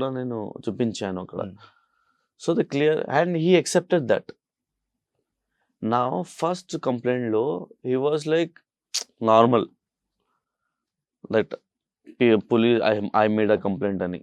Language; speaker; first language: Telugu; non-native, local second language; Urdu